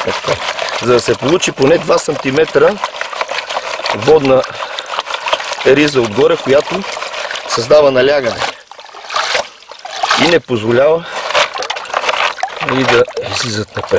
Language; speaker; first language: Bulgarian; native; Bulgarian